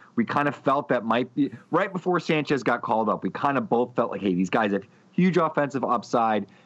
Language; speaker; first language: English; native; English